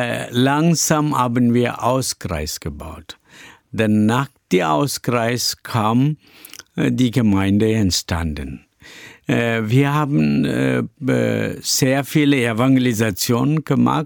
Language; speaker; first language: German; non-native, learner; Tamil